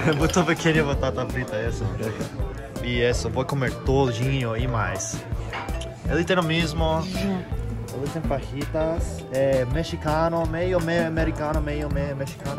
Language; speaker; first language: Portuguese; non-native, learner; English